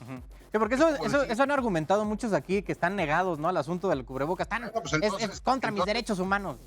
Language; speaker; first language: Spanish; native; Spanish